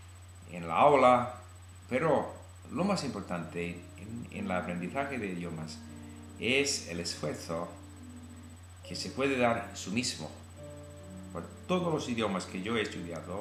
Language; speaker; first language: Spanish; non-native, fluent; English